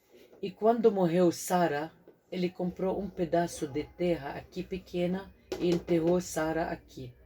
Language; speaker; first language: Portuguese; non-native, fluent; Arabic